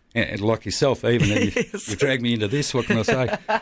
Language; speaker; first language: English; native; English